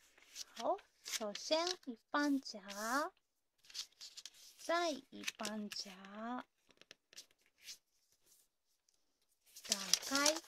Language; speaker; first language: Chinese; non-native, learner; Japanese